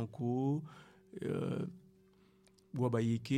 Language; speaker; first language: French; non-native, local second language; Lingala